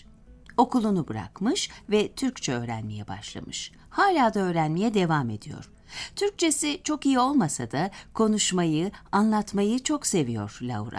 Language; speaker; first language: Turkish; native; Turkish